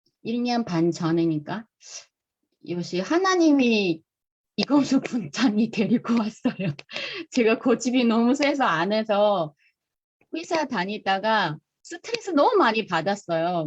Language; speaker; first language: Korean; non-native, fluent; Chinese